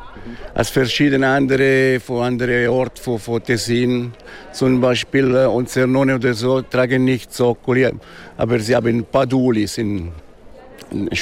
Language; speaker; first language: German; non-native, local second language; Italian